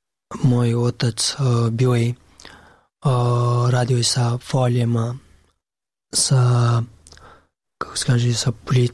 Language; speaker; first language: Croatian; non-native, learner; Pashto